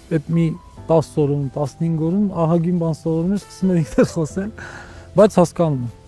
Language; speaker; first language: Armenian; native; Armenian